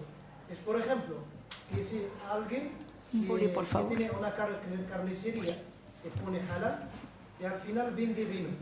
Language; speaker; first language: Spanish; non-native, fluent; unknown